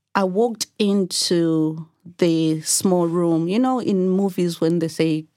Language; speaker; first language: English; non-native, local second language; Shona